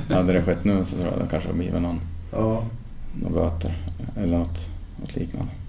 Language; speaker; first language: Swedish; native; Swedish